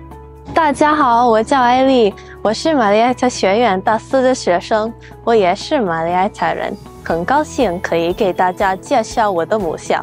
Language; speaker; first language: Chinese; non-native, fluent; English